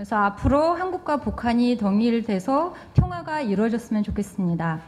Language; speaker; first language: Korean; non-native, fluent; Kyrgyz